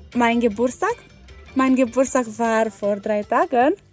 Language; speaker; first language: German; non-native, learner; Romanian